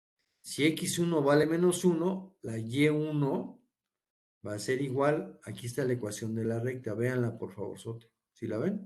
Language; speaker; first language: Spanish; native; Spanish